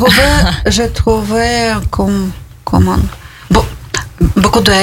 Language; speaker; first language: French; non-native, learner; Ukrainian